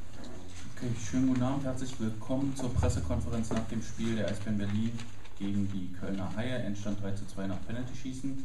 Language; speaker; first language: German; native; German